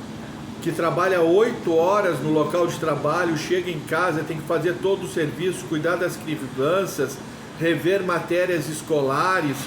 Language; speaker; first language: Portuguese; native; Portuguese